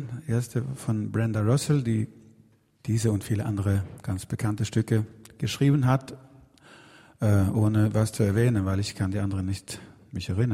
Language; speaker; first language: German; non-native, fluent; Swedish